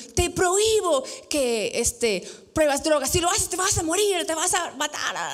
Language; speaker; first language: Spanish; non-native, fluent; English